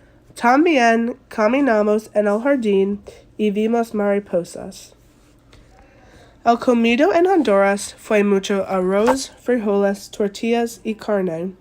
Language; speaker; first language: Spanish; non-native, learner; English